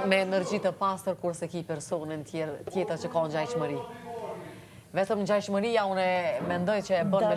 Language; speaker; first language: Albanian; native; Albanian